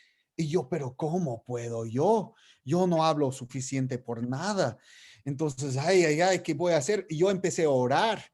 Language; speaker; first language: Spanish; non-native, fluent; English